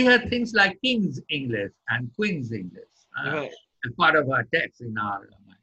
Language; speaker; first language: English; non-native, local second language; Bangla